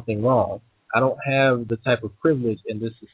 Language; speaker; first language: English; native; English